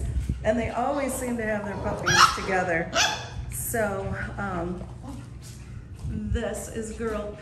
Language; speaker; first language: English; native; English